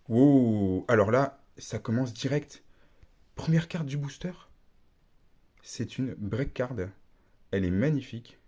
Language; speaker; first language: French; native; French